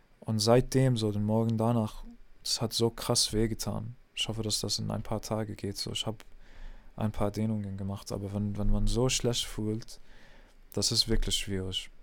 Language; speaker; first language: German; non-native, fluent; English